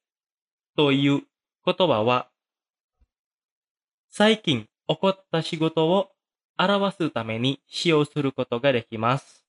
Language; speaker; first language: Japanese; non-native, fluent; Indonesian